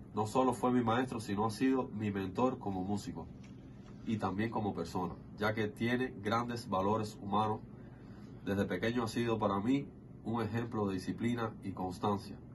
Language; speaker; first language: Spanish; native; Spanish